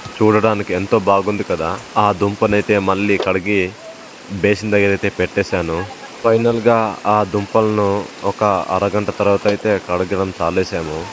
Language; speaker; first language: Telugu; non-native, local second language; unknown